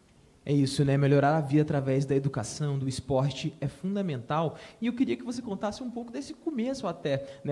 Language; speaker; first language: Portuguese; native; Portuguese